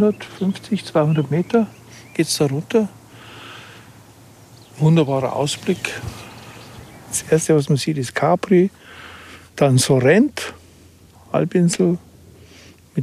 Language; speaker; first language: German; native; German